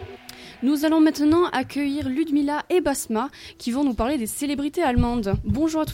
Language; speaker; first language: French; native; French